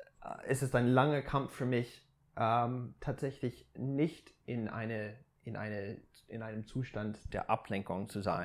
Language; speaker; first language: German; non-native, fluent; English